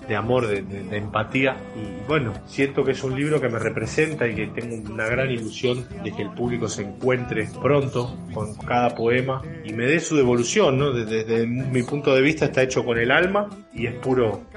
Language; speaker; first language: Spanish; native; Spanish